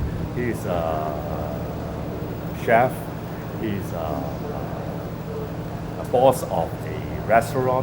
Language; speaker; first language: English; non-native, fluent; Cantonese